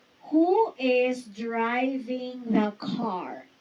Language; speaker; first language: English; non-native, fluent; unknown